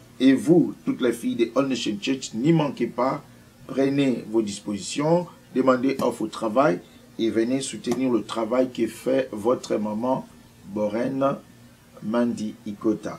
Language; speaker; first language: French; non-native, local second language; Lingala